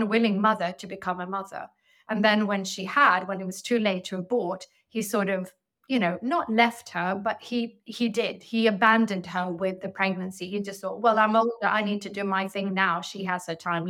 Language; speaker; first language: English; non-native, fluent; Swedish